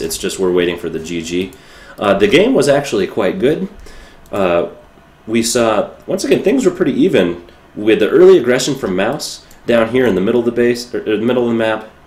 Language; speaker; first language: English; native; English